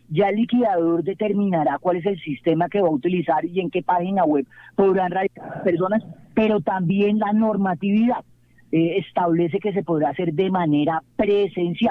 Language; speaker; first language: Spanish; native; Spanish